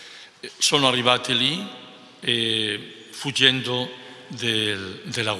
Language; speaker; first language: Italian; non-native, fluent; Spanish